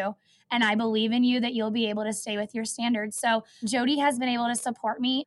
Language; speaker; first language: English; native; English